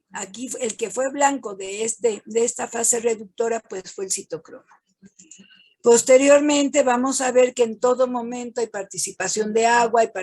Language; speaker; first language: Spanish; native; Spanish